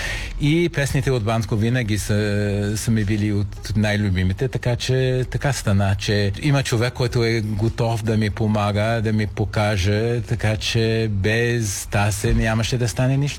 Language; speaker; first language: Bulgarian; non-native, fluent; English